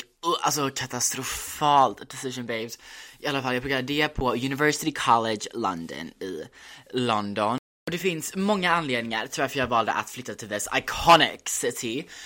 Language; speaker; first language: Swedish; native; Swedish